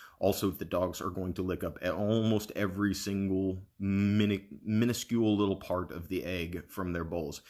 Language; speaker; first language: English; native; English